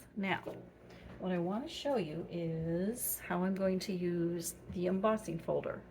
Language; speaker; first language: English; native; English